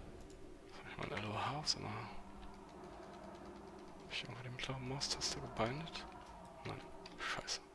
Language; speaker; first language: German; native; German